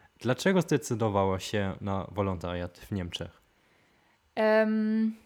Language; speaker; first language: Polish; non-native, fluent; German